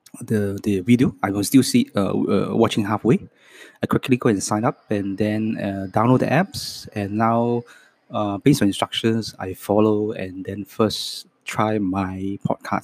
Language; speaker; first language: English; non-native, local second language; Cantonese